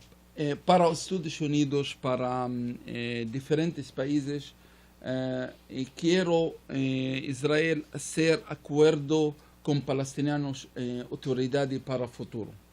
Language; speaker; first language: Spanish; non-native, learner; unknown